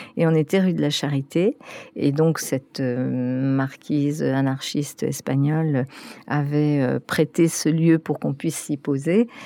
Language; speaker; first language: French; early bilingual, other home language; Spanish